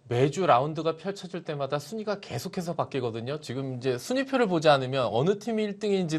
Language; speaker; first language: Korean; native; Korean